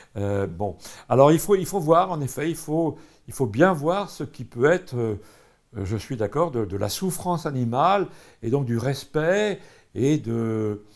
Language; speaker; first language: French; native; French